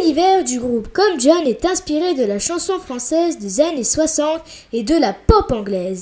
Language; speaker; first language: French; native; French